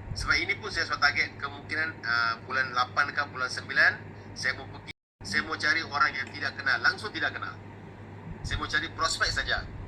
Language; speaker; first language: Malay; non-native, local second language; Tamil